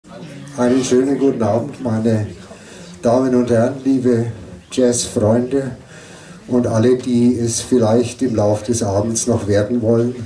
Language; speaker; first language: German; native; German